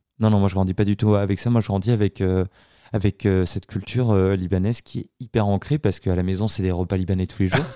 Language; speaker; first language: French; early bilingual, other home language; Arabic